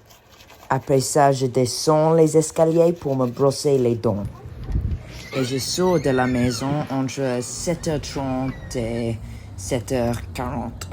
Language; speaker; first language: French; non-native, learner; English